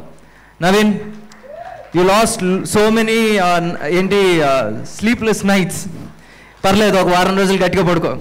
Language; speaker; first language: Telugu; native; Telugu